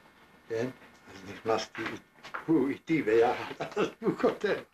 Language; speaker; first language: Hebrew; non-native, fluent; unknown